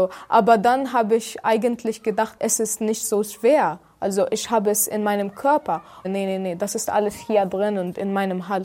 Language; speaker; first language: German; non-native, fluent; Arabic